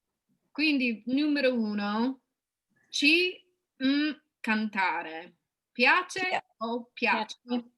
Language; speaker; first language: Italian; non-native, fluent; English